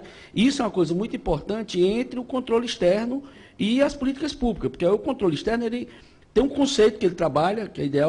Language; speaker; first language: Portuguese; native; Portuguese